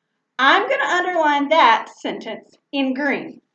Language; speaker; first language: English; native; English